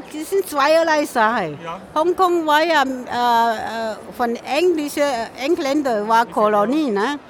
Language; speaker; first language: German; non-native, learner; Min Nan Chinese